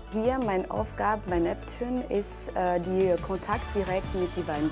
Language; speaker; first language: German; non-native, learner; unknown